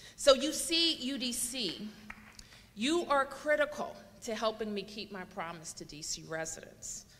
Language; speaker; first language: English; native; English